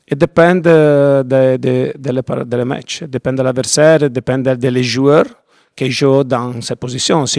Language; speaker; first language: French; non-native, learner; Italian